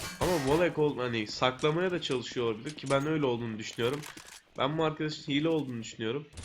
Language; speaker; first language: Turkish; native; Turkish